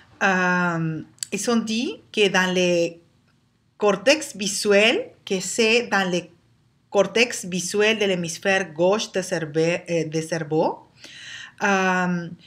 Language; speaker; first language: French; non-native, learner; Spanish